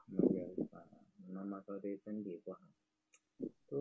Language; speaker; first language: Chinese; native; Chinese